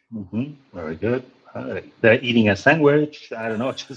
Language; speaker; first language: English; non-native, fluent; Spanish